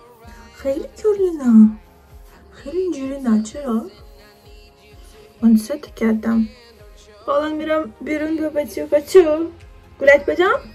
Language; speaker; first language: Persian; non-native, learner; Turkish